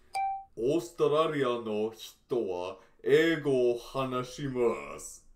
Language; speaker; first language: Japanese; non-native, learner; English